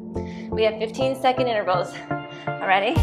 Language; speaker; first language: English; native; English